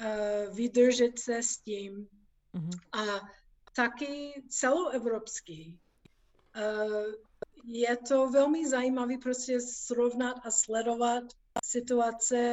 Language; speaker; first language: Czech; non-native, fluent; English